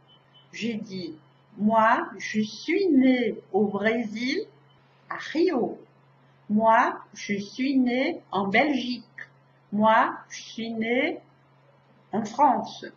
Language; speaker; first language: French; non-native, fluent; Portuguese